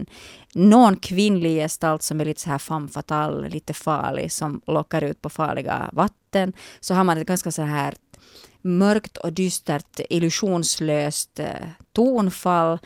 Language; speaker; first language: Swedish; native; Swedish